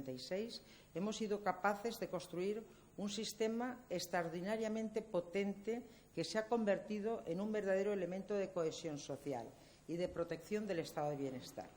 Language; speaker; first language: Spanish; native; Spanish